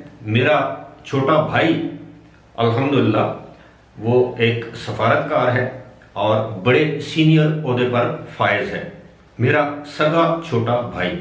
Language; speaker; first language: Urdu; native; Urdu